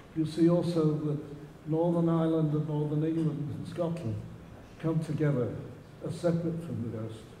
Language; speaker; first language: English; native; English